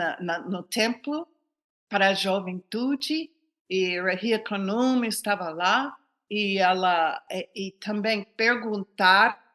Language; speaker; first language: Portuguese; non-native, fluent; English